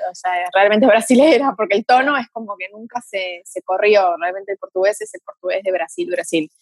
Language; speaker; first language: Spanish; early bilingual, other home language; Portuguese